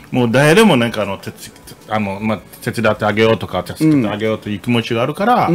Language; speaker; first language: Japanese; non-native, fluent; English